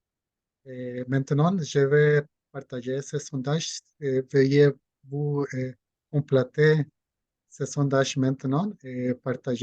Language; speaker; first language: French; non-native, fluent; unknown